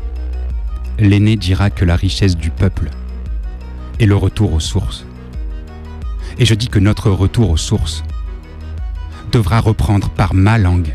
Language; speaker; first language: French; native; French